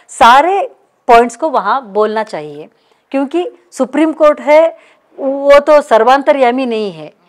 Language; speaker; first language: Hindi; non-native, local second language; Kannada